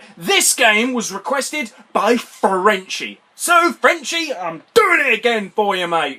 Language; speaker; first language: English; native; English